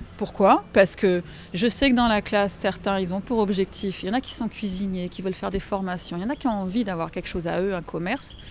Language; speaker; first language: French; native; French